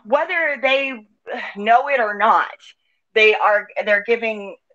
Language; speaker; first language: English; native; English